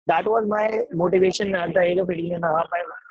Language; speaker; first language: English; non-native, local second language; Hindi